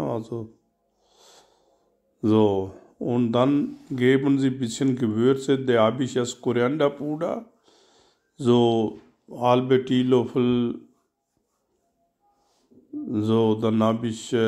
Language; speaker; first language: German; non-native, learner; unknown